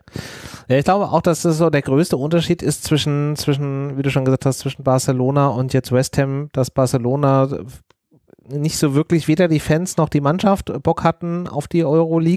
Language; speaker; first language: German; native; German